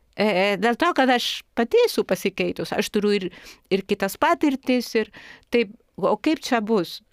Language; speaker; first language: Lithuanian; non-native, fluent; Spanish